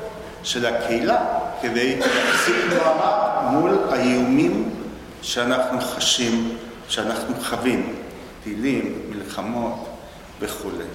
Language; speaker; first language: Hebrew; non-native, fluent; Spanish